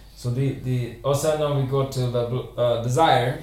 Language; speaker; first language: Swedish; non-native, fluent; English